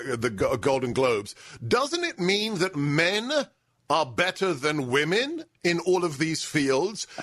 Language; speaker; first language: English; native; English